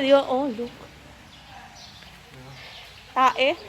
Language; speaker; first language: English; non-native, local second language; Filipino